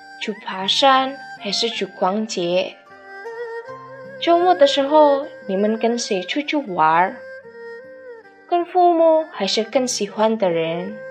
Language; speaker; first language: Chinese; non-native, fluent; Indonesian